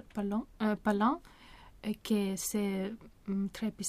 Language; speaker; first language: French; non-native, learner; Swedish